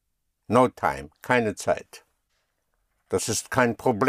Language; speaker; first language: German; non-native, fluent; English